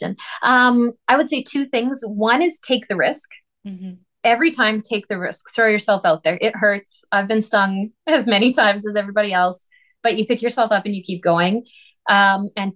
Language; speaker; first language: English; native; English